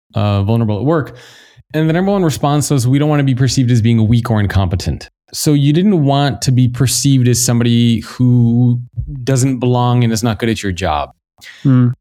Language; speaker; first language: English; native; English